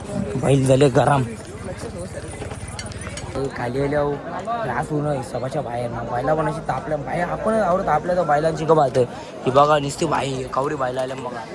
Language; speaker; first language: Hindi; non-native, local second language; Marathi